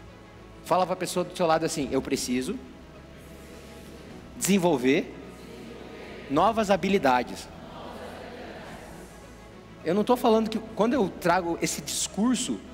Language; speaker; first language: Portuguese; native; Portuguese